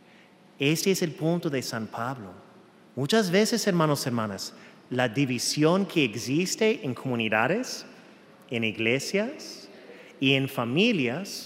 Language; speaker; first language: Spanish; non-native, fluent; English